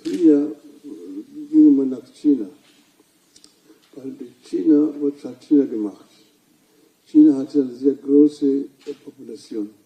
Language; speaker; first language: German; non-native, fluent; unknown